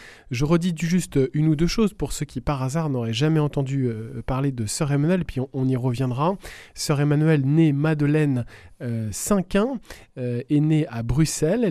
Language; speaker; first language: French; native; French